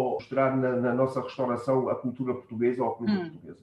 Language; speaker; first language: Portuguese; early bilingual, heritage; German